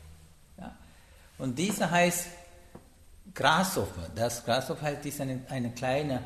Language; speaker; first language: German; non-native, learner; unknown